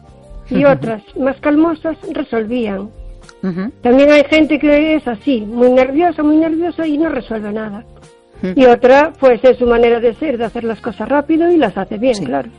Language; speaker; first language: Spanish; native; Spanish